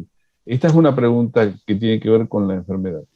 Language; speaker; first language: Spanish; native; Spanish